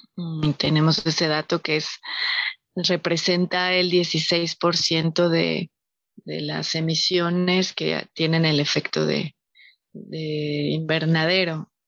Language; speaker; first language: Spanish; native; Spanish